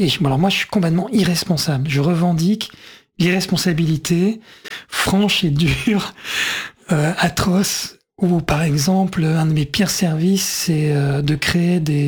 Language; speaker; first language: French; native; French